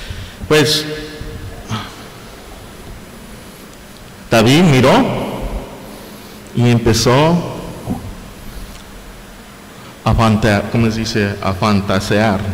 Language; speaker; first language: Spanish; non-native, fluent; English